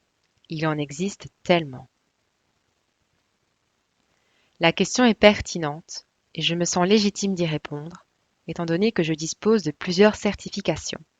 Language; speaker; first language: French; native; French